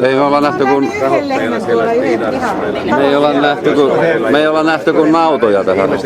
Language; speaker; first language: Finnish; native; Finnish